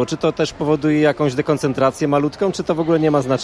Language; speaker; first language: Polish; native; Polish